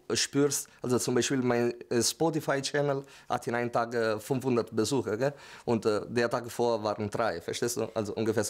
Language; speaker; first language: German; non-native, fluent; Italian